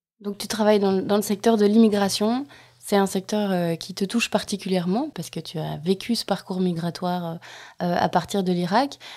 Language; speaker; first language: French; native; French